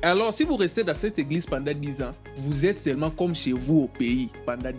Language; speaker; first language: French; non-native, local second language; Lingala